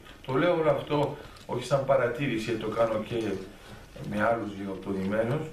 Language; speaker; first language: Greek; early bilingual, heritage; Greek